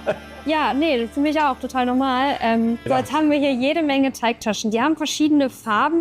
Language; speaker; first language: German; native; German